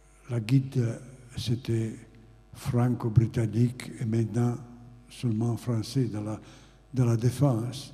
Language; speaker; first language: French; non-native, fluent; Italian